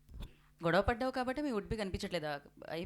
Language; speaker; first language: Telugu; native; Telugu